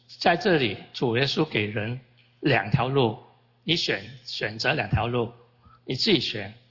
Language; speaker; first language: Chinese; native; Chinese